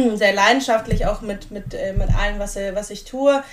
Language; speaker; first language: German; early bilingual, other home language; Russian